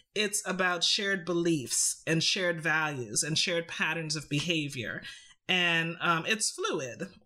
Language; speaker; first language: English; native; English